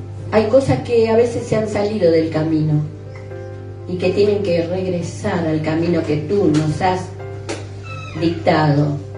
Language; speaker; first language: Spanish; native; Spanish